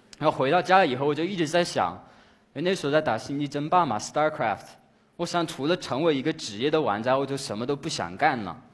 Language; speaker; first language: Chinese; non-native, fluent; English